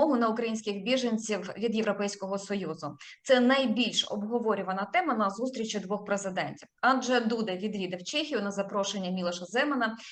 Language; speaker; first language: Ukrainian; native; Ukrainian